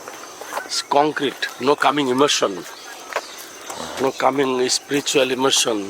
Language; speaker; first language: English; non-native, learner; Bangla